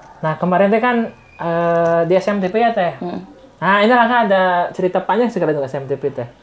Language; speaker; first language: Indonesian; non-native, local second language; Sundanese